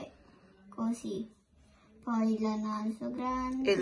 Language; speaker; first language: Italian; early bilingual, other home language; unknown